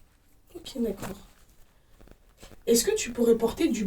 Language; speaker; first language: French; native; French